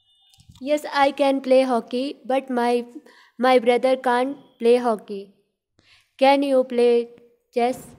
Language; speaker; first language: English; non-native, learner; Hindi